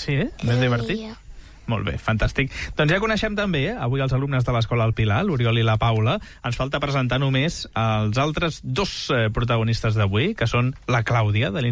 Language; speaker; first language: Catalan; native; Catalan